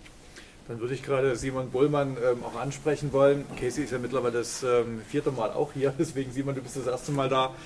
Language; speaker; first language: German; native; German